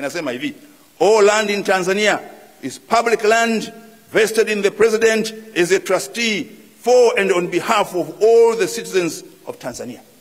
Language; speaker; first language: English; non-native, local second language; Swahili